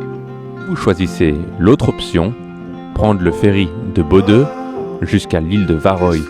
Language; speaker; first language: French; native; French